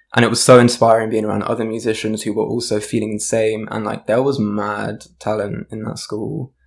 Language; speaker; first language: English; native; English